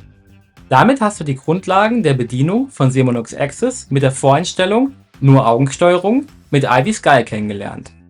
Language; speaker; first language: German; native; German